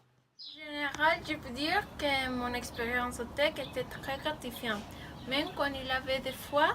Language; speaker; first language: French; non-native, learner; Spanish